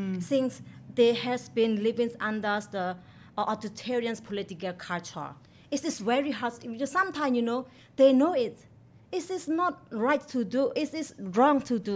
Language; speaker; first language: English; non-native, learner; Burmese